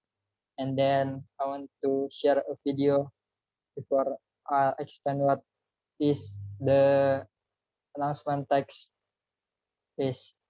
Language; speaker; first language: English; non-native, learner; Indonesian